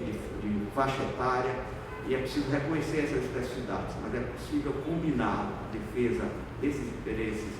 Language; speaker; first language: Portuguese; native; Portuguese